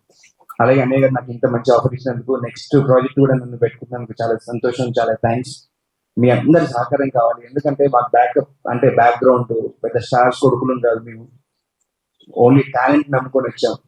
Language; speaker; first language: Telugu; native; Telugu